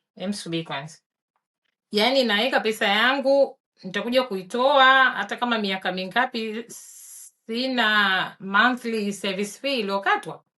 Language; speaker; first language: Swahili; native; Swahili